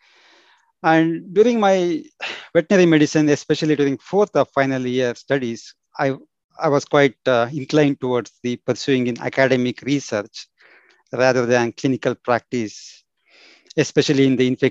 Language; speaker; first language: English; non-native, local second language; Kannada